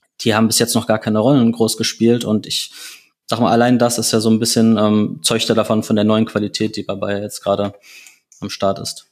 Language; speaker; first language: German; native; German